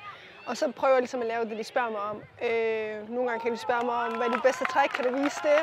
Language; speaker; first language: Danish; native; Danish